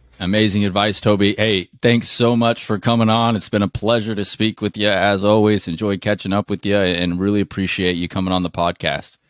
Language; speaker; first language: English; native; English